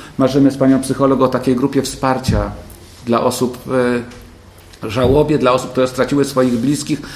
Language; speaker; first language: Polish; native; Polish